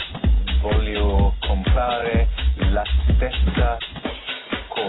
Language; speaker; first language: Italian; non-native, learner; English